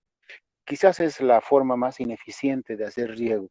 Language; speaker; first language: Spanish; native; Spanish